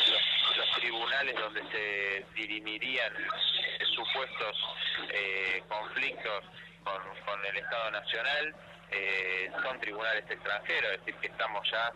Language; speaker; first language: Spanish; native; Spanish